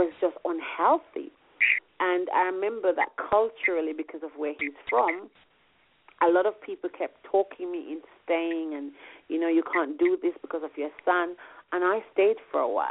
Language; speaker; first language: English; non-native, local second language; Jamaican Creole English